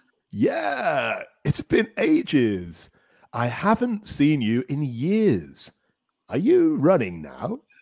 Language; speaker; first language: English; native; English